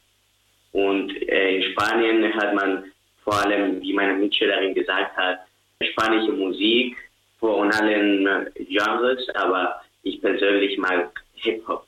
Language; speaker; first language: German; non-native, learner; Spanish